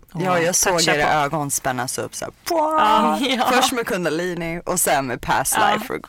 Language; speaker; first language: Swedish; early bilingual, other home language; Persian